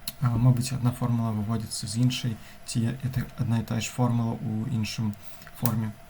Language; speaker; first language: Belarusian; non-native, local second language; Russian